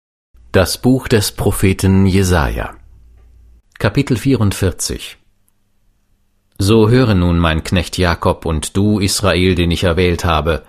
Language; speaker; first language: German; native; German